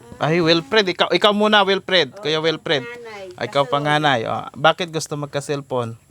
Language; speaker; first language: Filipino; native; Filipino